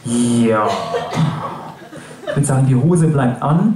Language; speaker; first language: German; native; German